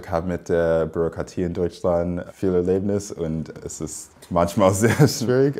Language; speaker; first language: German; non-native, fluent; English